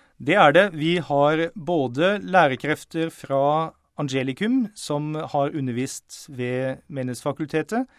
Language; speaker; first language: Norwegian; native; Norwegian